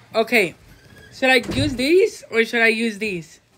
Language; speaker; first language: English; native; English